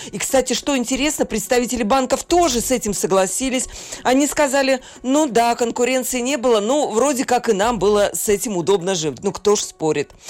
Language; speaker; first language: Russian; native; Russian